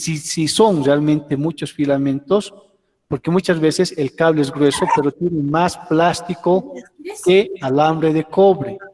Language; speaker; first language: Spanish; native; Spanish